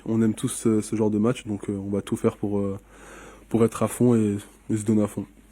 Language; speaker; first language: French; native; French